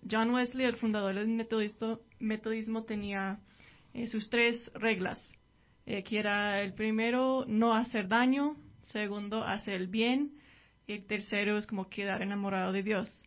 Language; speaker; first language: Spanish; non-native, fluent; English